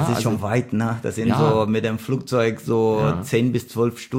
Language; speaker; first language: German; non-native, fluent; Portuguese